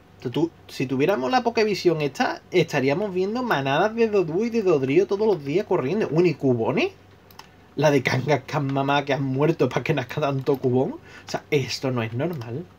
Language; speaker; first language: Spanish; native; Spanish